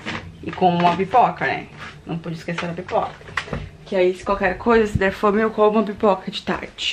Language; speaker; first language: Portuguese; native; Portuguese